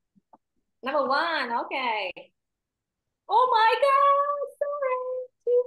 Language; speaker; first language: English; non-native, fluent; Vietnamese